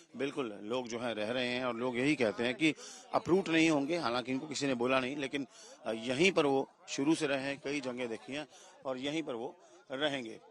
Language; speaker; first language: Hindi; non-native, local second language; Punjabi